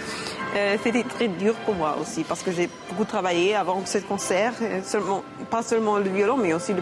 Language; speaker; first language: French; non-native, learner; German